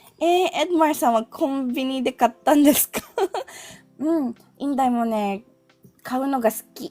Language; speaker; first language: Japanese; non-native, fluent; Filipino